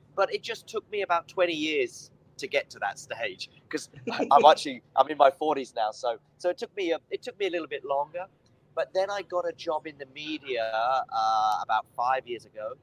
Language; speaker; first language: English; native; English